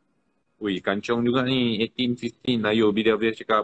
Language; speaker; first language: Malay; non-native, local second language; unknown